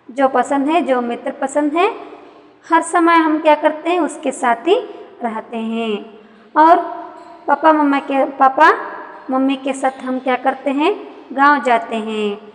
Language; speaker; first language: Hindi; non-native, local second language; Kannada